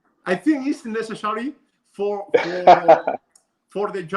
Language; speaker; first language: English; non-native, learner; Spanish